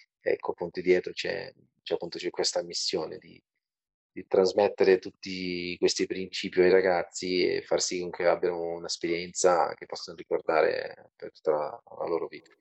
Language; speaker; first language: Italian; non-native, fluent; Portuguese